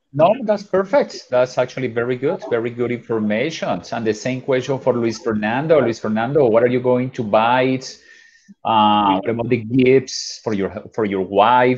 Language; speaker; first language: English; non-native, fluent; Spanish